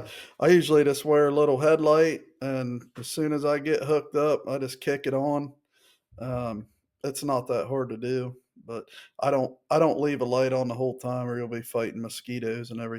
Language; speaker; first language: English; native; English